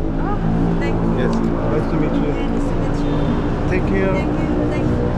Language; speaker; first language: English; non-native, learner; Korean